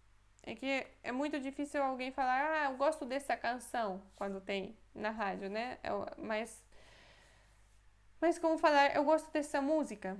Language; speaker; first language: Portuguese; non-native, fluent; Polish